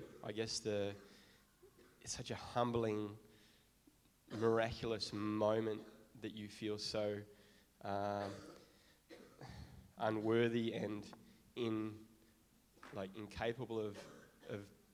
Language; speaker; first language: English; native; English